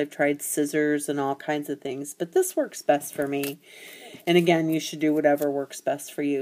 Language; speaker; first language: English; native; English